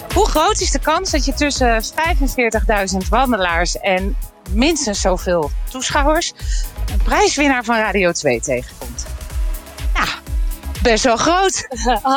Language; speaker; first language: Dutch; native; Dutch